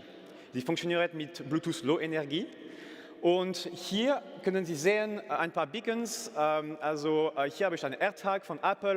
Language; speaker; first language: German; non-native, fluent; French